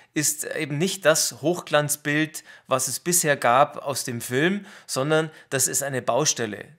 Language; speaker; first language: German; native; German